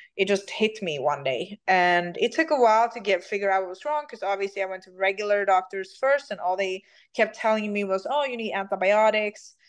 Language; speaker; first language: English; non-native, fluent; Swedish